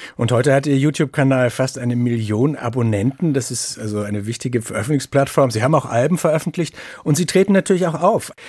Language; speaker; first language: German; native; German